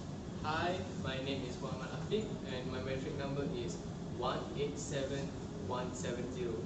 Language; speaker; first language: English; non-native, local second language; Malay